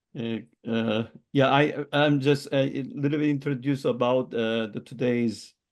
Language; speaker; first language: English; non-native, learner; Korean